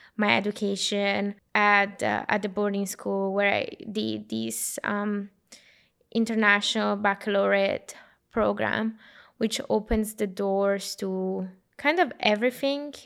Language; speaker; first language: English; non-native, fluent; Italian